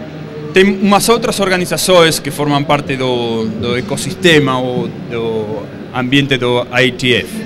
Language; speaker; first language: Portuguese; non-native, learner; Spanish